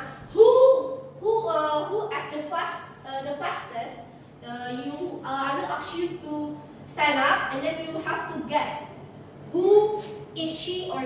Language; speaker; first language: English; non-native, learner; Indonesian